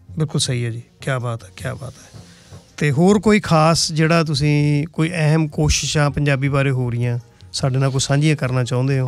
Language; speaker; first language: Punjabi; early bilingual, heritage; Punjabi